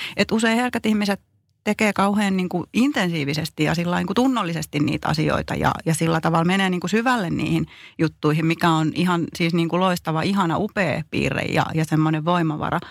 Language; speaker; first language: Finnish; native; Finnish